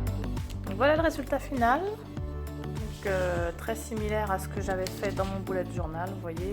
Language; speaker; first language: French; native; French